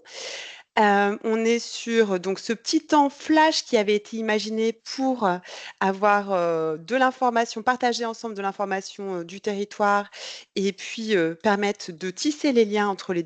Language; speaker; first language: French; native; French